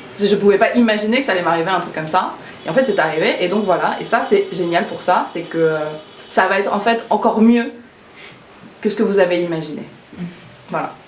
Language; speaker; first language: French; early bilingual, other home language; Korean